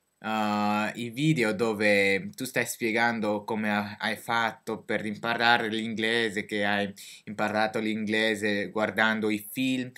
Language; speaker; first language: Italian; non-native, learner; French